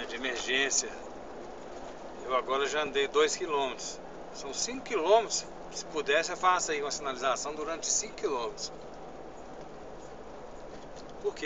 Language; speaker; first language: Portuguese; native; Portuguese